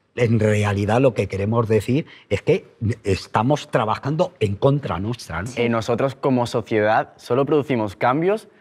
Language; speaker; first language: Spanish; native; Spanish